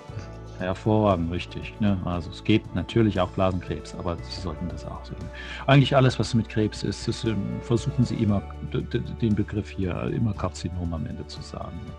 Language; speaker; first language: German; native; German